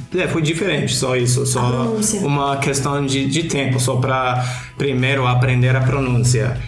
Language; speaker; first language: Portuguese; non-native, fluent; English